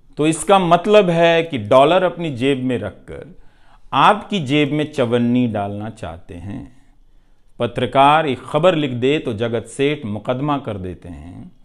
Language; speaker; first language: Hindi; non-native, local second language; Bhojpuri